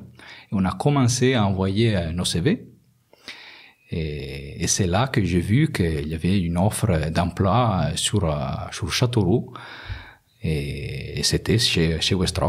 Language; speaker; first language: French; non-native, fluent; Italian